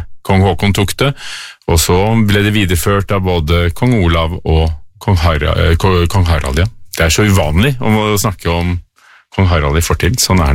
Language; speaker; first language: Norwegian; native; Norwegian